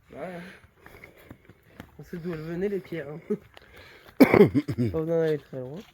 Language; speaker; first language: French; native; French